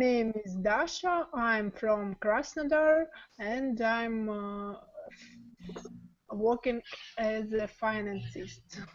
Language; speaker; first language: English; non-native, learner; Russian